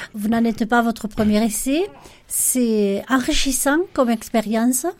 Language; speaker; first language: French; native; French